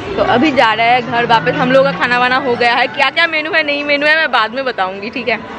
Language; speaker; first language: Hindi; non-native, local second language; Bangla